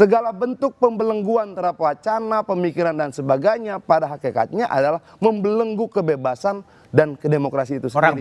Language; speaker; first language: Indonesian; native; Indonesian